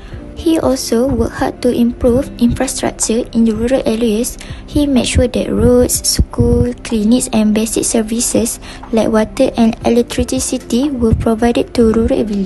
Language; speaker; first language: English; non-native, local second language; Malay